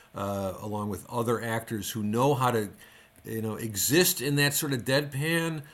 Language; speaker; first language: English; native; English